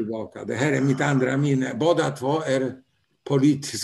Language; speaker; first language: Swedish; non-native, fluent; Polish